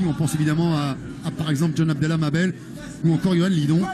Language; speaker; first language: French; native; French